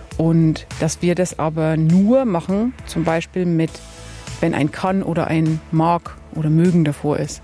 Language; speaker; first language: German; native; German